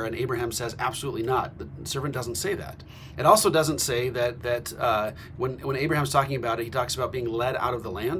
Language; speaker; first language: English; native; English